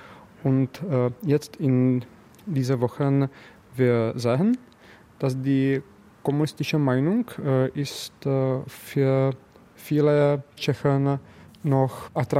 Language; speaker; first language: German; non-native, learner; Czech